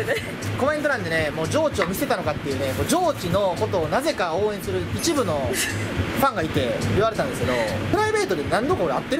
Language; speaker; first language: Japanese; native; Japanese